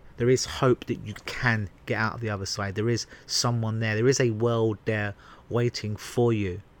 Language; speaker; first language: English; native; English